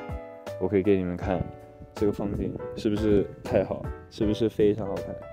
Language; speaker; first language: Chinese; non-native, fluent; English